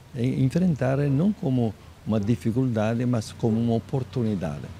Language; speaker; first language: Portuguese; non-native, fluent; Italian